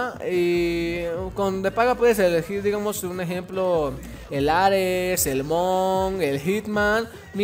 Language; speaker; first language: Spanish; native; Spanish